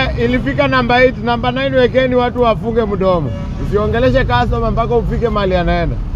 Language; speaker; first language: Swahili; native; Swahili